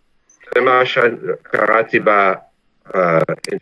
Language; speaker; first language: Hebrew; non-native, fluent; English